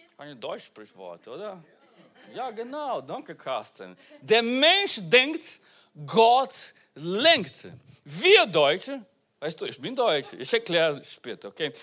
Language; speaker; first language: German; non-native, learner; Portuguese